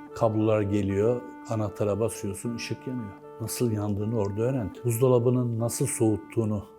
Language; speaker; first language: Turkish; native; Turkish